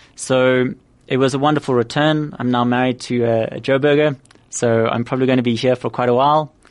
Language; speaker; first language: English; native; English